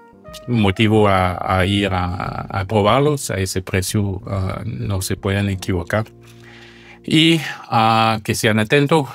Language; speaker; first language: Spanish; non-native, fluent; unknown